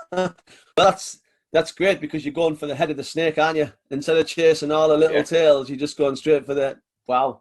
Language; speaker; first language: English; native; English